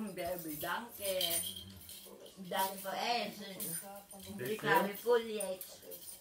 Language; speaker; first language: German; non-native, learner; Filipino